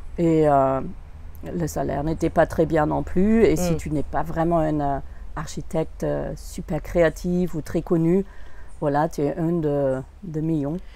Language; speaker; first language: French; non-native, fluent; German